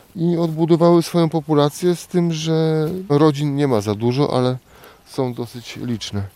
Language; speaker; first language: Polish; native; Polish